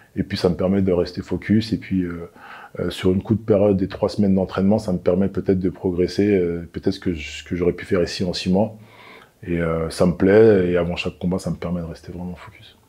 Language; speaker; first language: French; native; French